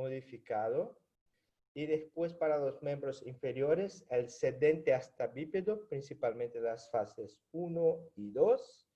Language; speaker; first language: Spanish; non-native, fluent; Portuguese